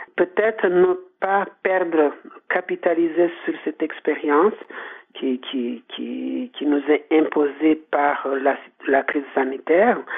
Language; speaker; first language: French; non-native, local second language; Kinyarwanda